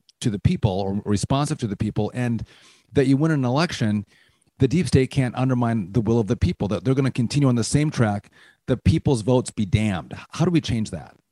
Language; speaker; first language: English; native; English